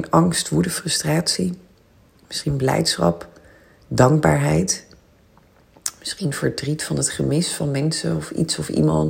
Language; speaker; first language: Dutch; native; Dutch